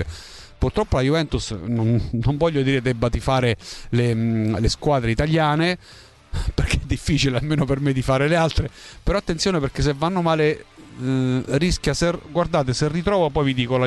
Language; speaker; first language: Italian; native; Italian